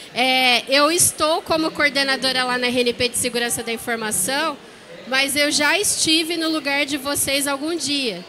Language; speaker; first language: Portuguese; native; Portuguese